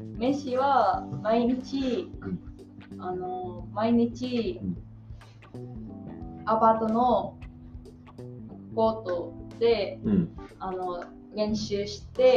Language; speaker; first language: Japanese; non-native, learner; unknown